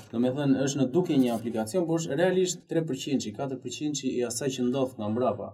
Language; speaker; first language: Albanian; early bilingual, heritage; Albanian